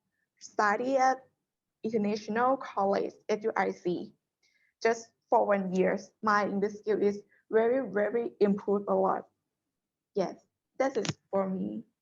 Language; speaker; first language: English; non-native, learner; Thai